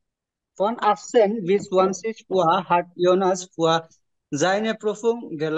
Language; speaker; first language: German; non-native, learner; Bangla